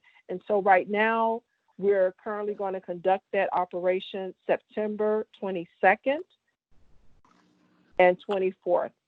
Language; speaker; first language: English; native; English